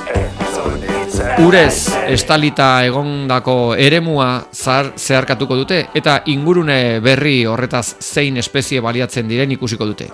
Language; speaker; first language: Basque; native; Basque